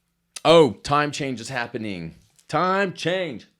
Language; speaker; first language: English; native; English